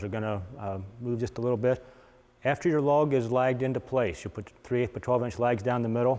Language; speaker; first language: English; native; English